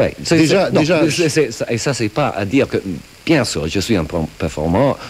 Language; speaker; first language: French; non-native, fluent; English